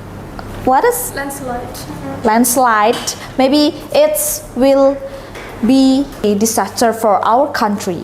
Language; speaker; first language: English; non-native, learner; Indonesian